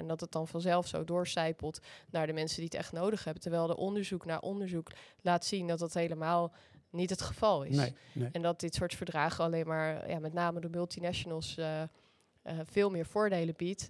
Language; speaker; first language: Dutch; native; Dutch